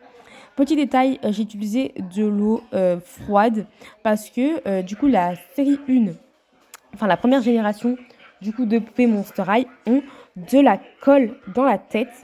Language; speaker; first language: French; native; French